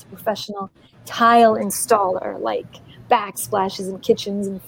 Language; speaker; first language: English; native; English